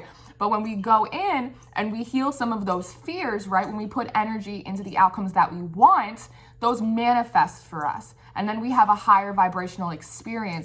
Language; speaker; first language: English; native; English